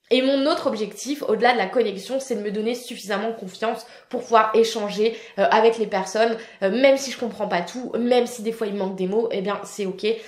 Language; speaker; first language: French; native; French